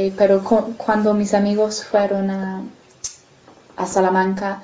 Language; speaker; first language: Spanish; non-native, fluent; English